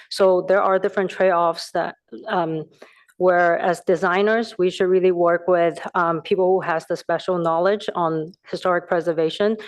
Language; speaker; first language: English; non-native, fluent; Chinese